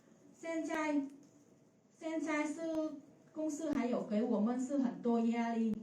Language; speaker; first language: Chinese; non-native, learner; Vietnamese